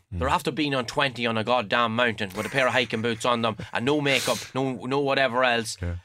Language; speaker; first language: English; native; English